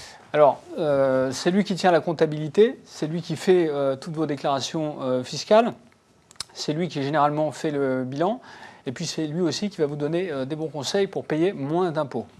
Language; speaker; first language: French; native; French